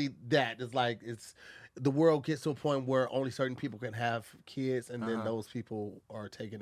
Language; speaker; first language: English; native; English